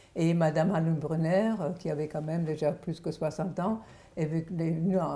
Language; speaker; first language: French; non-native, fluent; German